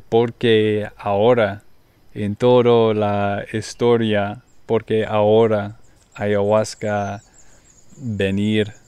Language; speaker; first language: Spanish; non-native, learner; English